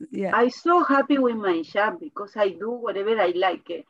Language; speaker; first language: English; non-native, learner; Spanish